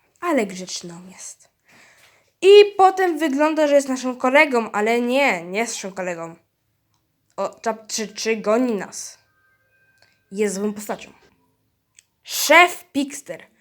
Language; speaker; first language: Polish; early bilingual, heritage; Polish